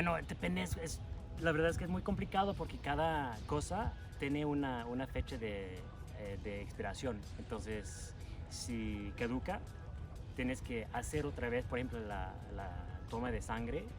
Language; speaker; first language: Spanish; non-native, fluent; English